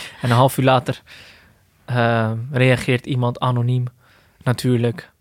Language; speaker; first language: Dutch; early bilingual, other home language; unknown